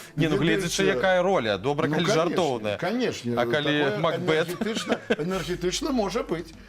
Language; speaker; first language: Belarusian; native; Belarusian